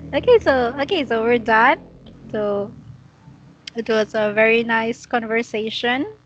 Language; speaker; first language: English; non-native, fluent; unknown